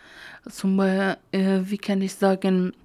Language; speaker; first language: German; non-native, learner; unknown